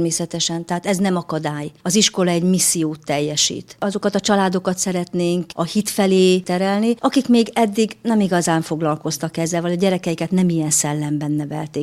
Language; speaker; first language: Hungarian; native; Hungarian